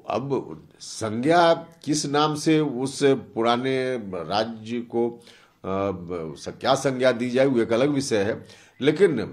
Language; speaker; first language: Hindi; native; Hindi